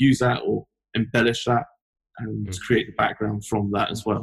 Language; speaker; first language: English; native; English